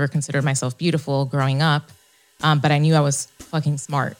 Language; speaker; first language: English; early bilingual, other home language; Spanish